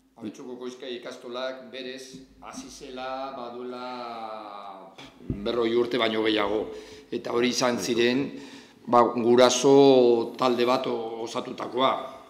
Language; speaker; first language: Basque; non-native, local second language; Spanish